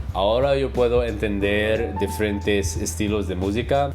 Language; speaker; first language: Spanish; non-native, learner; English